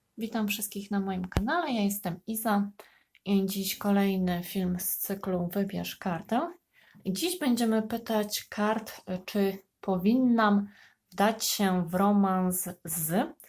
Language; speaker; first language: Polish; native; Polish